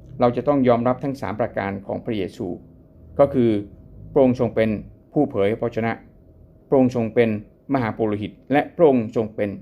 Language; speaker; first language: Thai; native; Thai